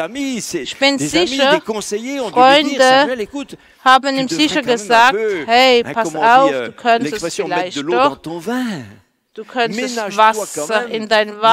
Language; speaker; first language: German; non-native, fluent; French